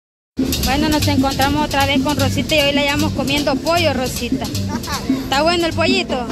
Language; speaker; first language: Spanish; native; Spanish